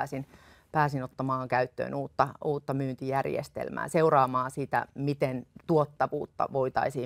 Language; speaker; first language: Finnish; native; Finnish